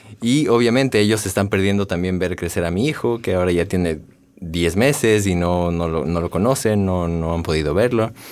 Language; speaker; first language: Spanish; native; Spanish